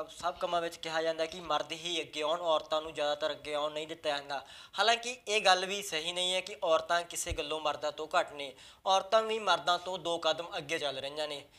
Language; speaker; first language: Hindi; non-native, local second language; Punjabi